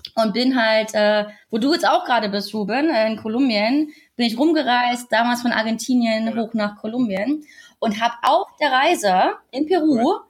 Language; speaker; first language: German; native; German